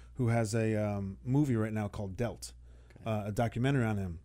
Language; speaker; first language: English; native; English